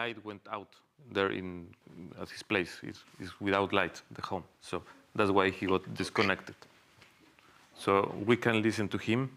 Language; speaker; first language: English; non-native, fluent; Spanish